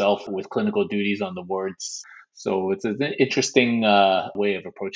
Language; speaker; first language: English; native; English